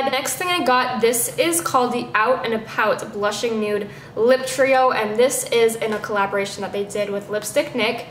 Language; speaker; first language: English; native; English